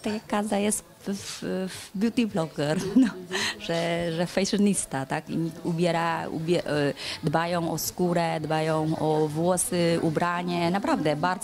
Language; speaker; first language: Polish; non-native, learner; Vietnamese